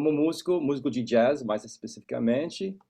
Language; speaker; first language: Portuguese; non-native, fluent; English